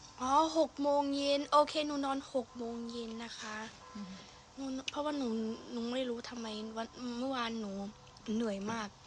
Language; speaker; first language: Thai; early bilingual, heritage; Thai